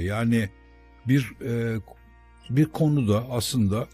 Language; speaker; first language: Turkish; native; Turkish